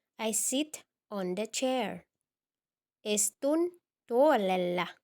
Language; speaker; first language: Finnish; non-native, learner; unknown